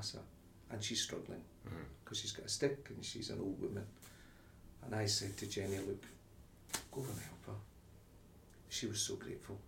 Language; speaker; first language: English; native; English